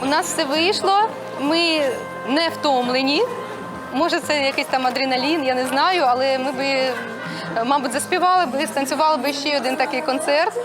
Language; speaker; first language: Ukrainian; non-native, local second language; Russian